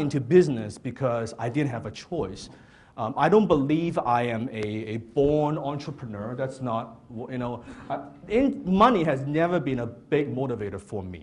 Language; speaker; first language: English; non-native, fluent; Cantonese